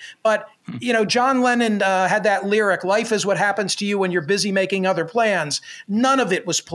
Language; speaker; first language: English; native; English